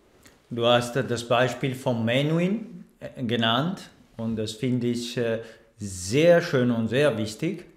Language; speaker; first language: German; non-native, fluent; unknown